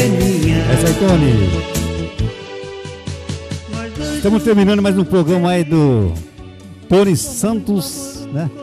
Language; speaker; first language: Portuguese; native; Portuguese